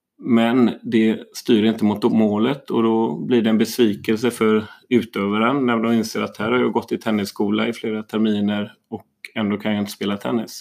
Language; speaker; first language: Swedish; native; Swedish